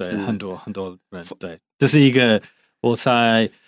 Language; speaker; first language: Chinese; non-native, fluent; English